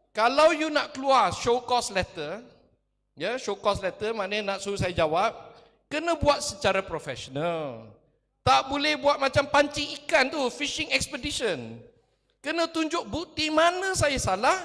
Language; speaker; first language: Malay; non-native, local second language; Chinese